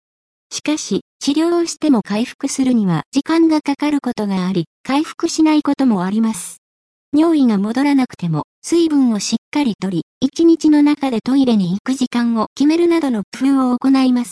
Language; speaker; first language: Japanese; native; Japanese